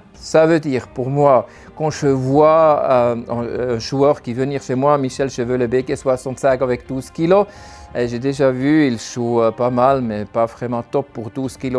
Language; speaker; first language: French; non-native, learner; German